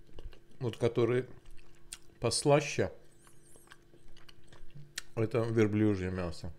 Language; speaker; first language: Russian; non-native, local second language; Azerbaijani